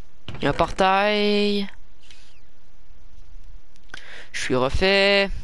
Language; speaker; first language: French; native; French